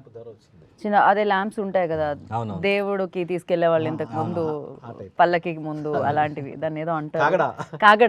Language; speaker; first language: Telugu; native; Telugu